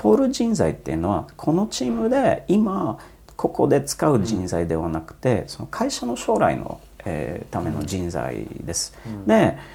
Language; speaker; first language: Japanese; non-native, fluent; Polish